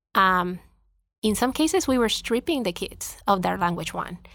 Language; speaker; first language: English; non-native, fluent; Spanish